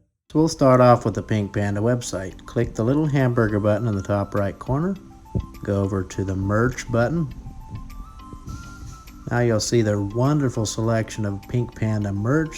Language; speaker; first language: English; native; English